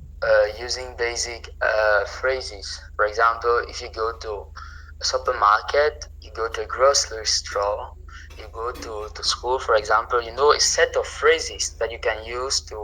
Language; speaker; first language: English; non-native, local second language; French